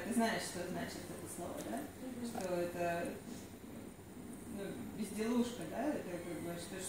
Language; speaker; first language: Russian; native; Russian